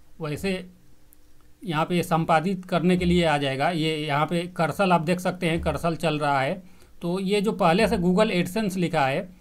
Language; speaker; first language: Hindi; native; Hindi